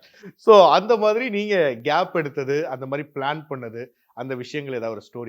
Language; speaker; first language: Tamil; native; Tamil